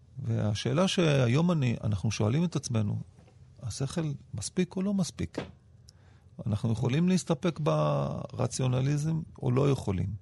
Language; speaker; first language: Hebrew; native; Hebrew